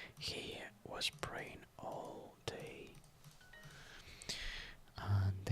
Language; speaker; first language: English; non-native, fluent; Russian